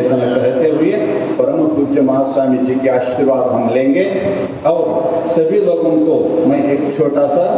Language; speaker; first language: Hindi; non-native, local second language; Marathi